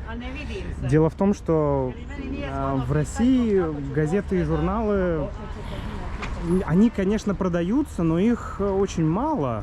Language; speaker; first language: Russian; native; Russian